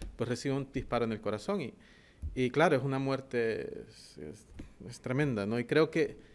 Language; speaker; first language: Spanish; native; Spanish